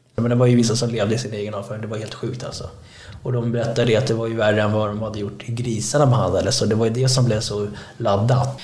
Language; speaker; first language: Swedish; early bilingual, other home language; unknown